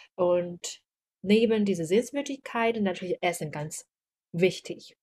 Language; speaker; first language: German; non-native, learner; Chinese